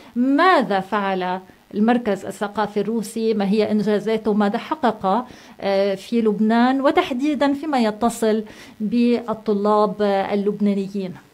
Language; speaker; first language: Arabic; native; Arabic